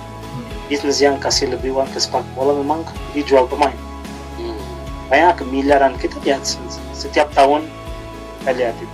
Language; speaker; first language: Indonesian; non-native, learner; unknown